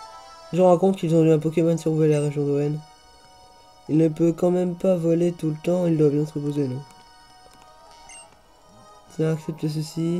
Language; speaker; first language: French; native; French